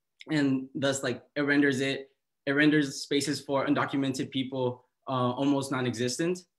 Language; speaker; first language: English; early bilingual, other home language; Spanish